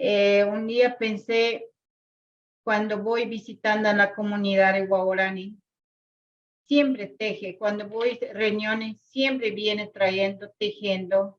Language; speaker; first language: Spanish; non-native, local second language; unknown